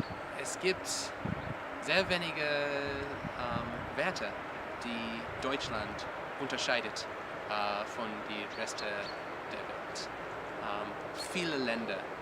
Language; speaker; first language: German; non-native, learner; English